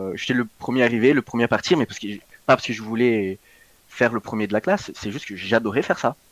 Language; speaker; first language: French; non-native, fluent; Portuguese